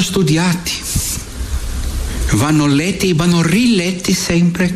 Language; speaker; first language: Italian; non-native, fluent; Portuguese